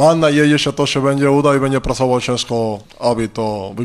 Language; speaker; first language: Polish; non-native, learner; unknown